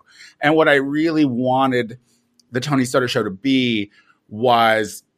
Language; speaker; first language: English; native; English